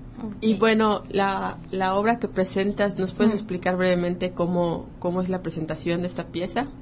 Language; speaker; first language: Spanish; native; Spanish